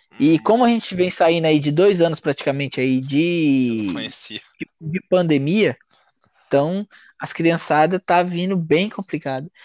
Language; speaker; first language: Portuguese; native; Portuguese